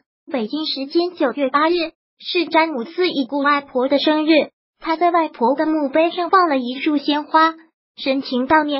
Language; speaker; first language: Chinese; native; Chinese